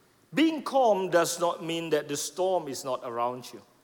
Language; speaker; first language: English; non-native, fluent; Indonesian